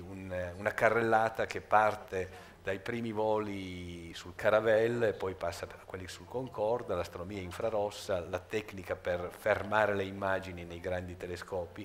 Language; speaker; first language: Italian; native; Italian